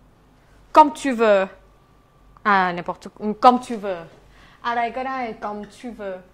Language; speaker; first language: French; non-native, fluent; Thai